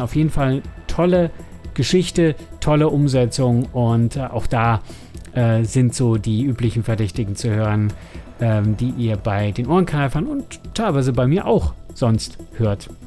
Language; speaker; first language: German; native; German